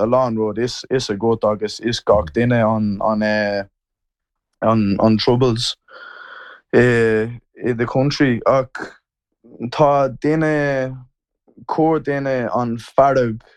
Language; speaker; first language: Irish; non-native, learner; English